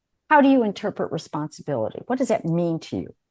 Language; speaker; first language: English; native; English